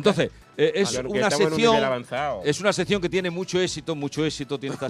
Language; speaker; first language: Spanish; native; Spanish